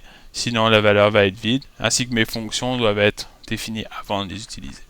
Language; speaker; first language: French; native; French